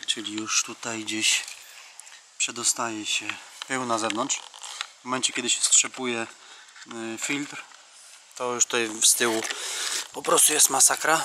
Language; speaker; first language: Polish; native; Polish